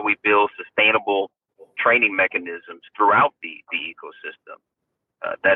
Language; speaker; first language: English; native; English